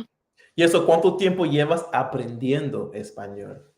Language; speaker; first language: Spanish; non-native, fluent; English